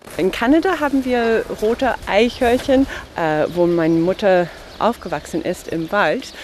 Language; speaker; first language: German; non-native, fluent; English